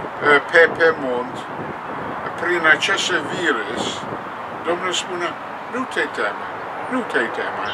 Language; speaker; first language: Romanian; non-native, learner; English